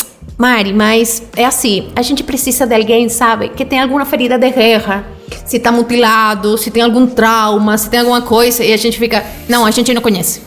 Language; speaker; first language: Portuguese; non-native, fluent; Spanish